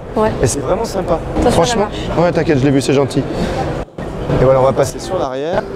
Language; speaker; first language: French; native; French